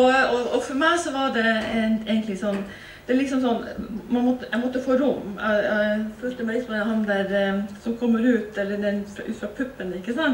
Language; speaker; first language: Norwegian; native; Norwegian